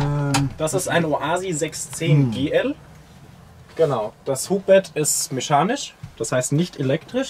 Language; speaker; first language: German; native; German